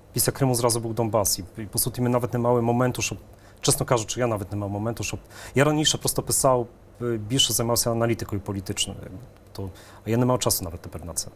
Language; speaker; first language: Ukrainian; early bilingual, heritage; Ukrainian